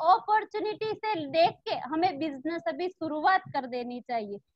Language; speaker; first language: Hindi; non-native, local second language; Gujarati